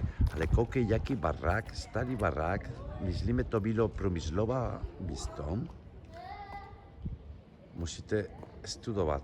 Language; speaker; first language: Czech; non-native, learner; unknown